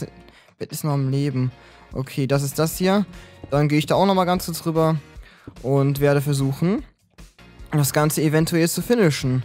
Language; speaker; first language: German; native; German